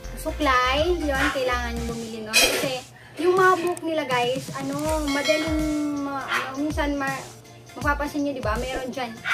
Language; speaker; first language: Filipino; non-native, local second language; Bikol